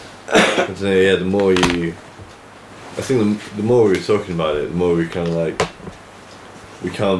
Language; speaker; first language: English; native; English